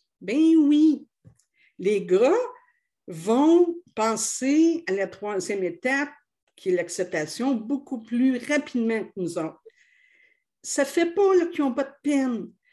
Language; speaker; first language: French; native; French